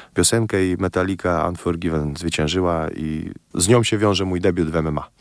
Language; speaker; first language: Polish; native; Polish